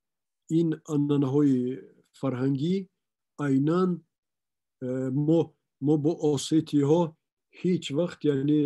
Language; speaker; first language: Persian; non-native, local second language; Shughni